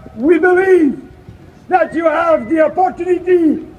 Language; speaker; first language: English; non-native, fluent; French